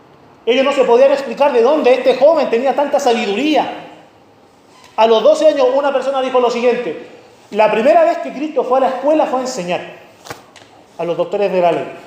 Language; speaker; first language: Spanish; native; Spanish